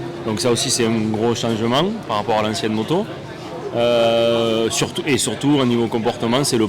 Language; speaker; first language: French; native; French